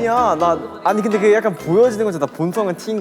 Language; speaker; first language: Korean; native; Korean